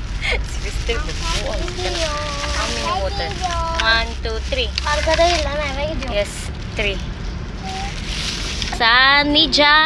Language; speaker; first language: English; non-native, local second language; Filipino